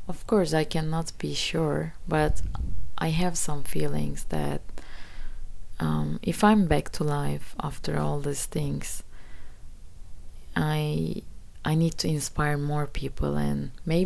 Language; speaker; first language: English; non-native, fluent; Turkish